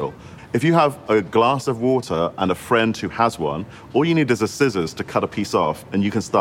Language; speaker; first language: English; native; English